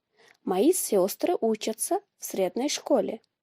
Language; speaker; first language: Russian; non-native, fluent; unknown